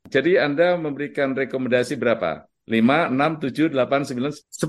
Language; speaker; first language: Indonesian; native; Indonesian